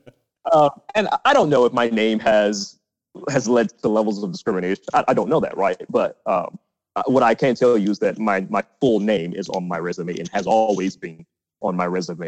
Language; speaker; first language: English; native; English